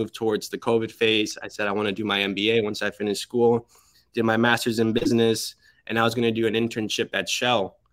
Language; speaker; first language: English; early bilingual, other home language; Spanish